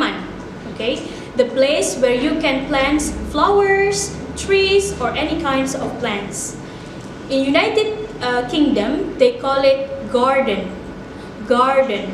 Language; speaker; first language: English; non-native, fluent; Indonesian